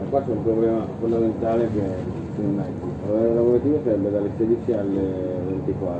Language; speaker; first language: Italian; native; Italian